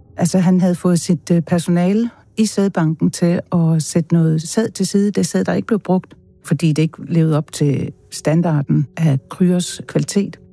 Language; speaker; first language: Danish; native; Danish